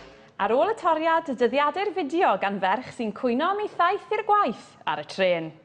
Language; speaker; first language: Welsh; native; Welsh